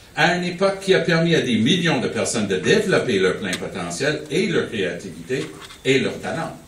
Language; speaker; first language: French; early bilingual, heritage; French